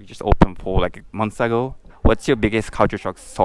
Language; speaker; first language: English; non-native, fluent; Japanese